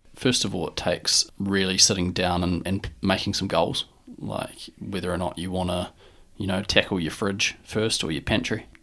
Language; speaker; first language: English; native; English